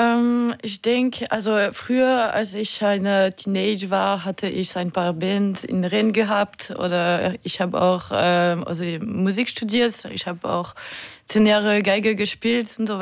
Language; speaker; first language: German; non-native, learner; French